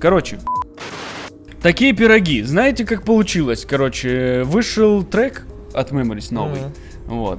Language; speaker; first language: Russian; native; Russian